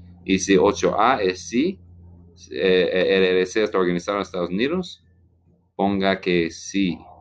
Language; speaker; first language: Spanish; non-native, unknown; English